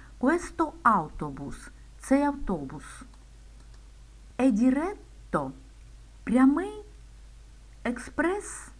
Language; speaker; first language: Ukrainian; native; Ukrainian